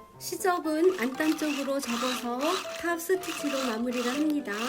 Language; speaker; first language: Korean; native; Korean